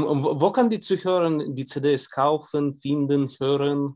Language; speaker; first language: German; non-native, fluent; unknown